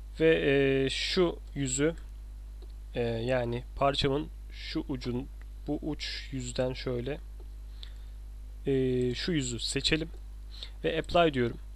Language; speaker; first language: Turkish; native; Turkish